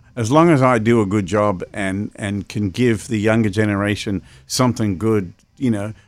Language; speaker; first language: English; native; English